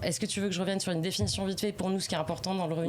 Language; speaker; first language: French; native; French